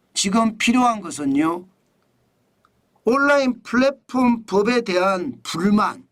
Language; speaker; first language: Korean; native; Korean